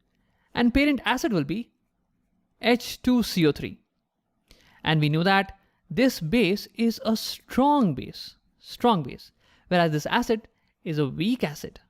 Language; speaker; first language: English; non-native, local second language; Hindi